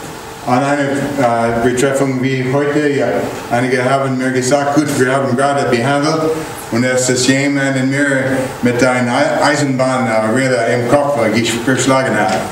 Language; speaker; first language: German; non-native, learner; English